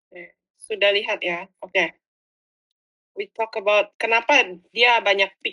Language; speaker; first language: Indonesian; non-native, fluent; English